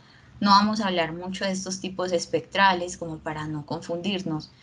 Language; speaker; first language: Spanish; native; Spanish